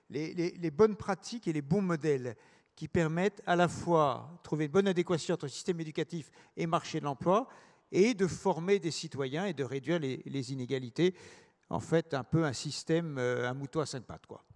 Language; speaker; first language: French; native; French